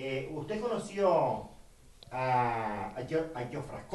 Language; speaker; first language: Spanish; native; Spanish